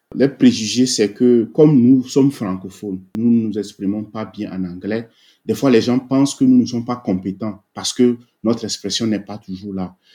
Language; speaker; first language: French; non-native, local second language; Ewe